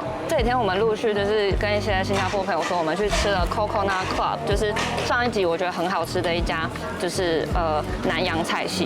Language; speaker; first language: Chinese; native; Chinese